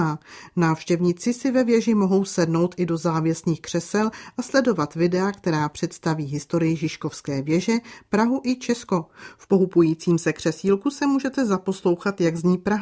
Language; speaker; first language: Czech; native; Czech